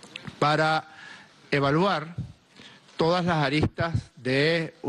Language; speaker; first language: Spanish; native; Spanish